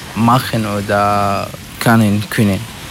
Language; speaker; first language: German; non-native, learner; Arabic